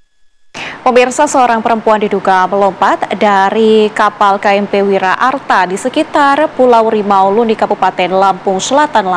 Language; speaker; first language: Indonesian; native; Indonesian